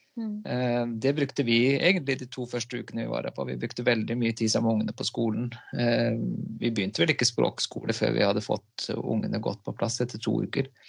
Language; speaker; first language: Norwegian; native; Norwegian